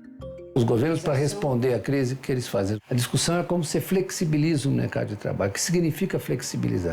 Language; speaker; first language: Portuguese; native; Portuguese